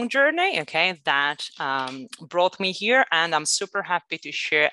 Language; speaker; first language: English; non-native, fluent; Italian